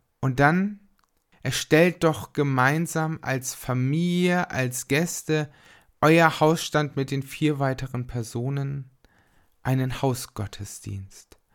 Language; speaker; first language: German; native; German